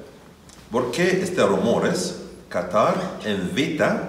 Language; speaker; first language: Spanish; non-native, learner; Arabic